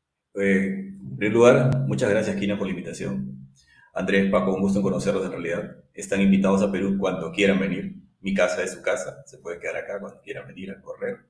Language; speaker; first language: Spanish; native; Spanish